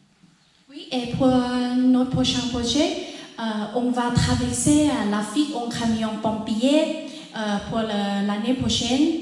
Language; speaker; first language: French; non-native, learner; Thai